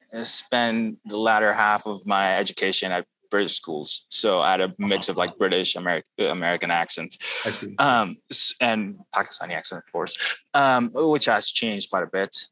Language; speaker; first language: English; non-native, local second language; Urdu